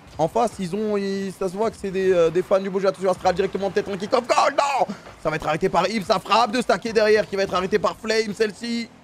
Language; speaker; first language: French; native; French